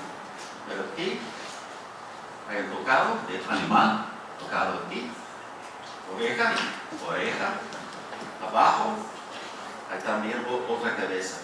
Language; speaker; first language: Spanish; non-native, fluent; English